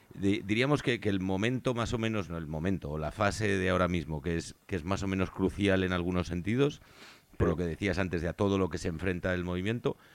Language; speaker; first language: Spanish; native; Spanish